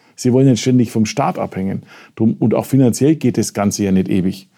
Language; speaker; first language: German; native; German